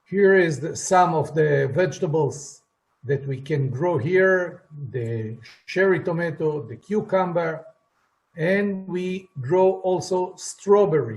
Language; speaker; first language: English; non-native, fluent; Hebrew